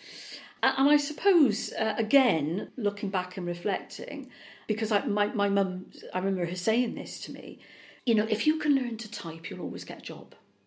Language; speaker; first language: English; native; English